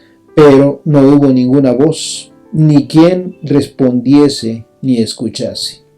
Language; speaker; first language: Spanish; native; Spanish